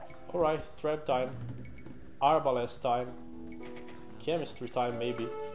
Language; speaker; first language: English; non-native, fluent; Portuguese